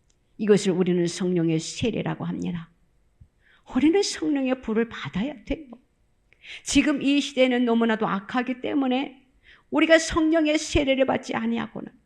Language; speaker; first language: Korean; native; Korean